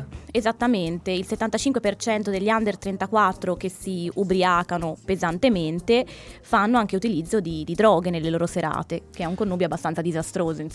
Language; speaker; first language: Italian; native; Italian